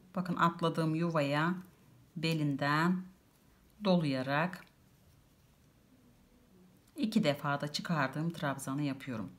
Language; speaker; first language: Turkish; native; Turkish